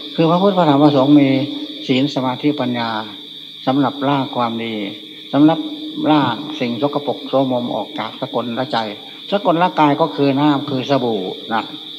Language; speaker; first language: Thai; native; Thai